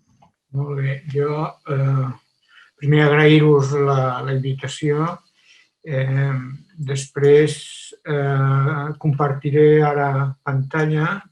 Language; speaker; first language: Catalan; native; Catalan